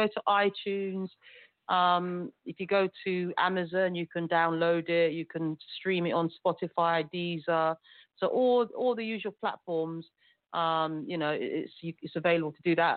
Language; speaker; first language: English; early bilingual, other home language; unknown